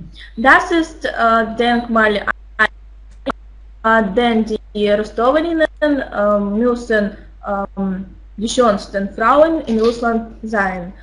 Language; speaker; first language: German; non-native, learner; Russian